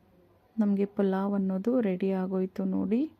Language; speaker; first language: Kannada; native; Kannada